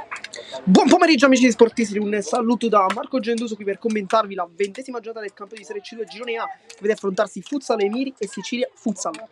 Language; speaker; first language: Italian; native; Italian